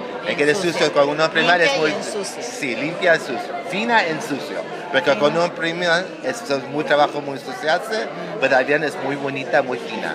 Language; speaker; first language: Spanish; non-native, learner; English